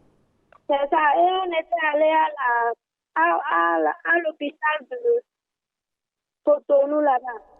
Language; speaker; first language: French; non-native, learner; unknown